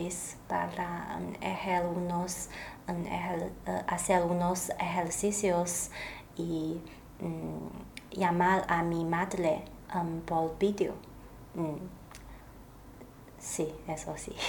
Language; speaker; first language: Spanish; non-native, learner; Chinese